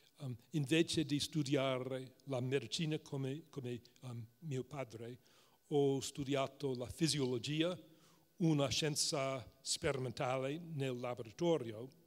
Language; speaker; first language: Italian; non-native, fluent; English